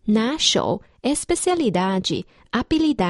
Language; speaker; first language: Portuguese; non-native, fluent; Chinese